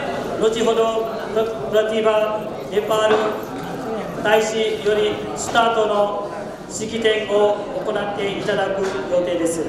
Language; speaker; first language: Japanese; non-native, fluent; Newari